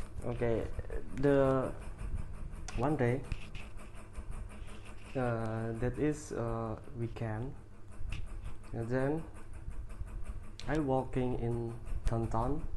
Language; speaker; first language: English; non-native, learner; Indonesian